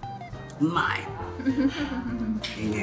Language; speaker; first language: Japanese; native; Japanese